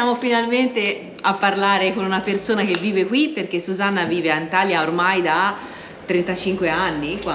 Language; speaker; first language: Italian; native; Italian